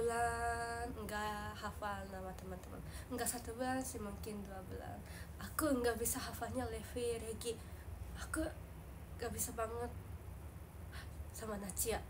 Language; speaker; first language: Indonesian; non-native, learner; Japanese